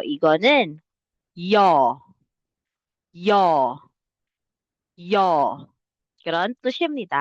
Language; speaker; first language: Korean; non-native, learner; Filipino